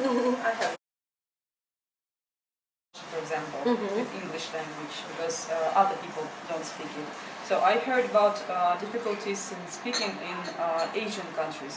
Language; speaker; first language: English; non-native, learner; Russian